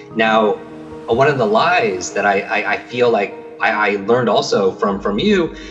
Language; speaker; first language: English; native; English